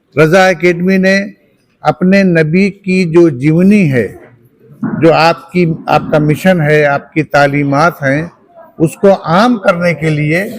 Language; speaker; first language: Urdu; native; Urdu